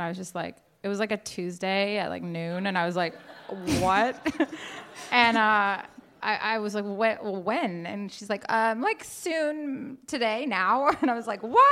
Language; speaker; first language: English; native; English